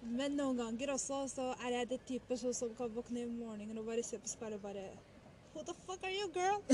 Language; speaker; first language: Norwegian; early bilingual, other home language; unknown